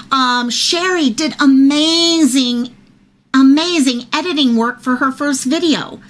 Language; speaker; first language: English; native; English